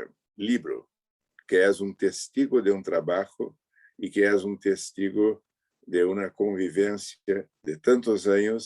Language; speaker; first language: Spanish; non-native, fluent; Portuguese